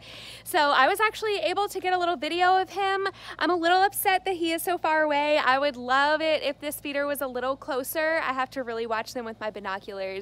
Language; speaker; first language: English; native; English